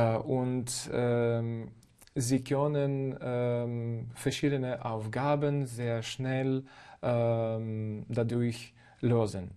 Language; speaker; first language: German; non-native, fluent; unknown